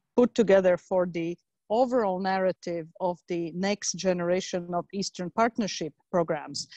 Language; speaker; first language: English; non-native, fluent; Slovak